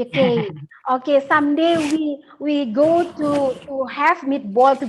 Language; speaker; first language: English; non-native, learner; Indonesian